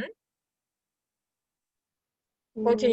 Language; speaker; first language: French; non-native, fluent; Kazakh